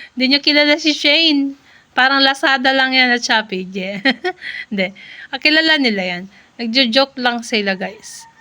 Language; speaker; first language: Filipino; non-native, local second language; Iloko